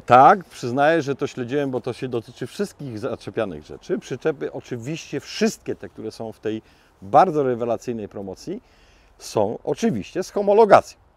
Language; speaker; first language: Polish; native; Polish